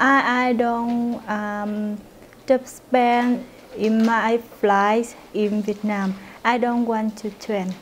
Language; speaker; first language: English; non-native, learner; Vietnamese